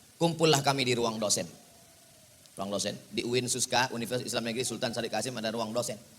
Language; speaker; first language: Indonesian; native; Indonesian